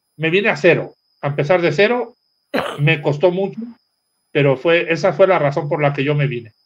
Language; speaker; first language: Spanish; native; Spanish